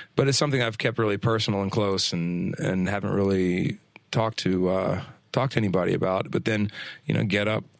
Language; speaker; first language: English; native; English